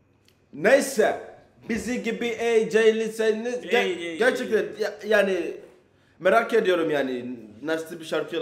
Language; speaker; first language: Turkish; non-native, learner; English